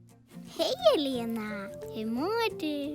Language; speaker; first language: Swedish; early bilingual, other home language; Urdu